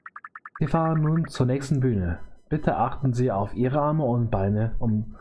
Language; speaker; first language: German; native; German